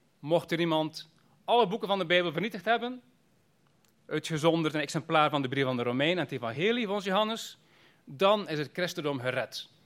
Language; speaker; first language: Dutch; native; Dutch